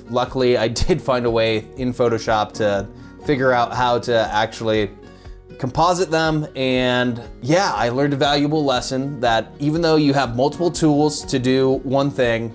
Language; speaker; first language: English; native; English